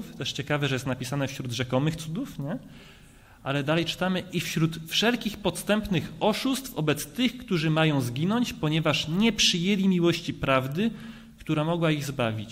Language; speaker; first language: Polish; native; Polish